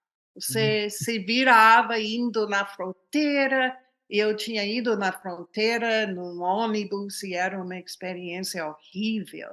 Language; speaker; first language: Portuguese; non-native, fluent; English